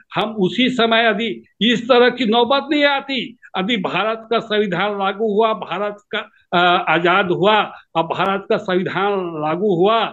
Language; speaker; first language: Hindi; native; Hindi